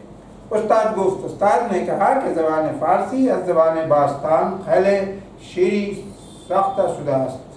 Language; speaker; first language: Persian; non-native, learner; Urdu